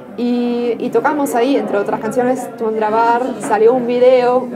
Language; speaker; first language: Spanish; non-native, fluent; German